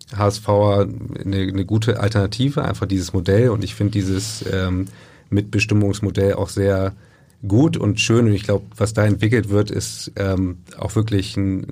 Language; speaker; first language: German; native; German